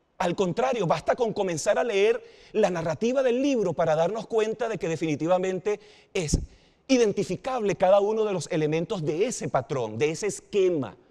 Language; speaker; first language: Spanish; native; Spanish